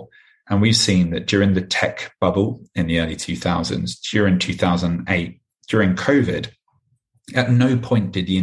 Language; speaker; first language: English; native; English